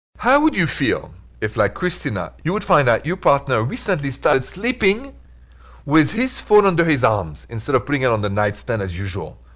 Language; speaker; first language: English; non-native, fluent; French